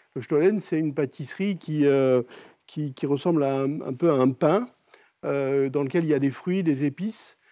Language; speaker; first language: French; native; French